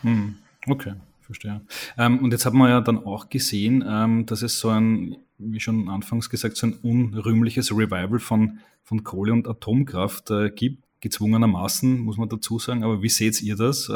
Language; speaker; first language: German; native; German